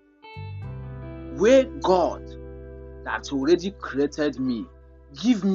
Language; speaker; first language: English; non-native, local second language; Igbo